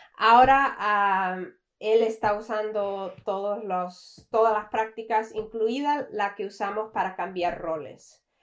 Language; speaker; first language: Spanish; early bilingual, heritage; English